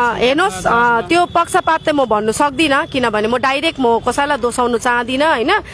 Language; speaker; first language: Nepali; native; Nepali